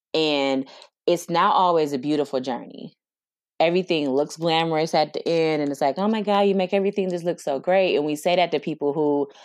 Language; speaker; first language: English; native; English